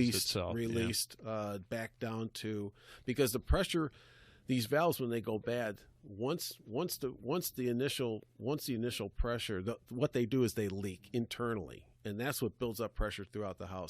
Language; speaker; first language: English; native; English